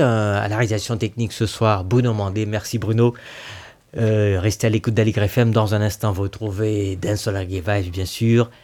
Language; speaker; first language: French; native; French